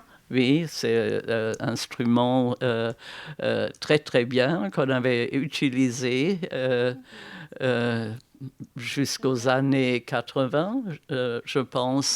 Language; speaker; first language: French; non-native, fluent; German